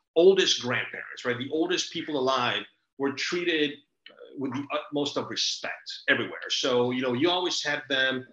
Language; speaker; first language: English; early bilingual, other home language; Spanish